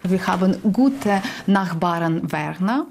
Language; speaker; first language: German; non-native, learner; Ukrainian